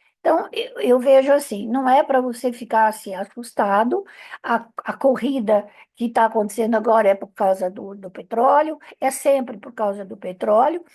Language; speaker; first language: Portuguese; non-native, fluent; Italian